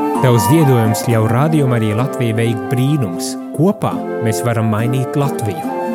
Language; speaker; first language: Latvian; native; Latvian